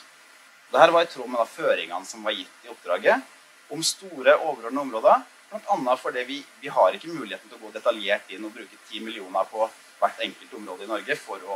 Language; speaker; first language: Norwegian; native; Norwegian